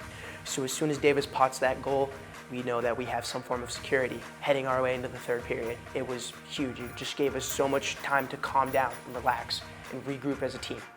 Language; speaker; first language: English; native; English